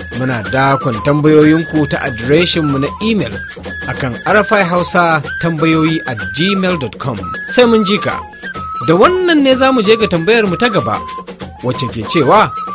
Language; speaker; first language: Hausa; native; Hausa